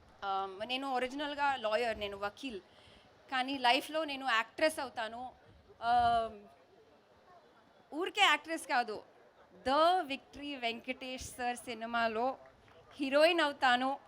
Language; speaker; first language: Telugu; non-native, fluent; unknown